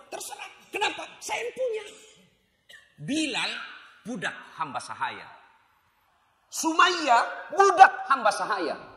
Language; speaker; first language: Indonesian; non-native, local second language; Buginese